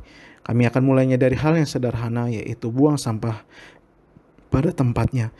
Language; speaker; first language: Indonesian; native; Indonesian